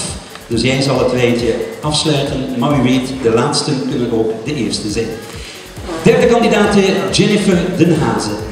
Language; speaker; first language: Dutch; native; Dutch